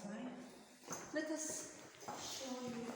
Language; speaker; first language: English; non-native, learner; Turkish